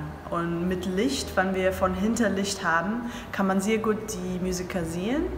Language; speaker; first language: German; non-native, learner; English